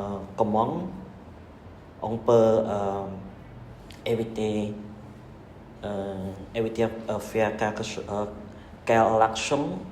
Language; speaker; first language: French; non-native, learner; Khmer